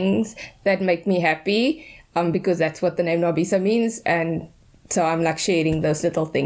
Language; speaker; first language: English; native; English